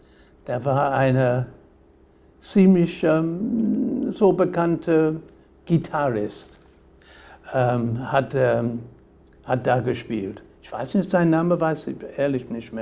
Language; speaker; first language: German; non-native, fluent; English